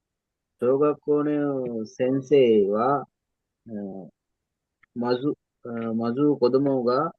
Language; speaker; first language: Japanese; non-native, learner; Sinhala